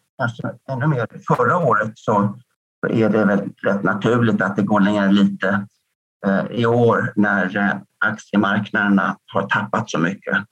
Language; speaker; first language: Swedish; native; Swedish